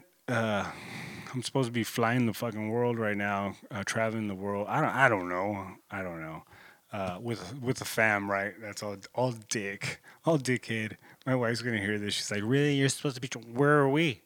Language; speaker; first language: English; native; English